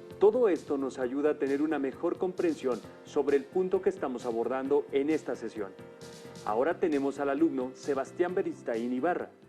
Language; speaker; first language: Spanish; native; Spanish